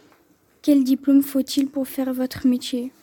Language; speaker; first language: French; native; French